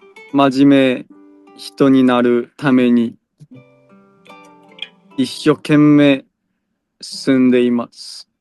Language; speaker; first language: Japanese; non-native, learner; Korean